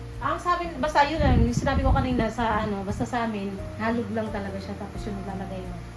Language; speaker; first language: Filipino; non-native, local second language; Cebuano